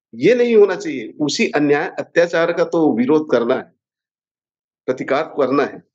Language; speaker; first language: Hindi; native; Hindi